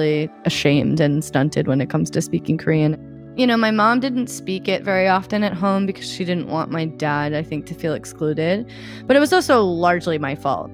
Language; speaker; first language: English; native; English